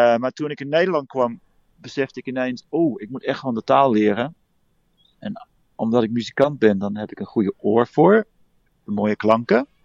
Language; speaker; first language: Dutch; early bilingual, heritage; Dutch